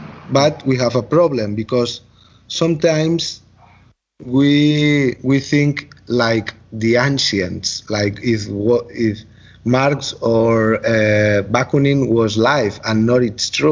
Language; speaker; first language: English; non-native, learner; Catalan